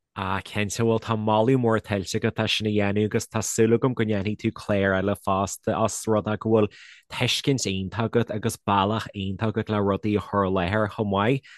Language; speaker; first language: Irish; native; Irish